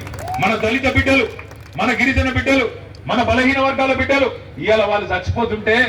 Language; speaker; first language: Telugu; native; Telugu